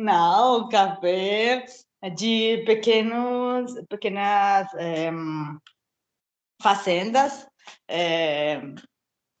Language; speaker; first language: Portuguese; non-native, learner; Spanish